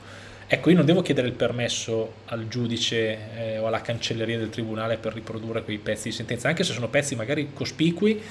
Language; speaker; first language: Italian; native; Italian